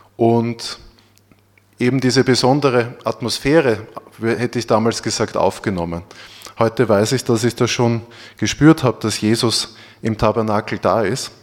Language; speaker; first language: German; native; German